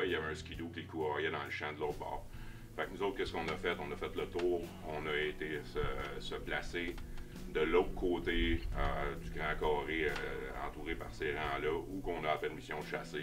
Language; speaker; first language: French; native; French